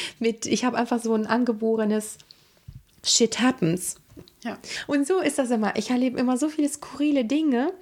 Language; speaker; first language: German; non-native, fluent; Italian